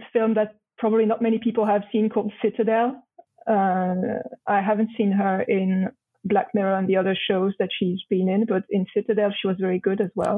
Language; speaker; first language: English; non-native, fluent; French